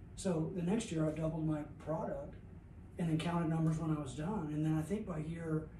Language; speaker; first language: English; native; English